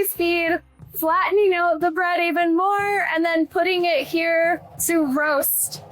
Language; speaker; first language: English; native; English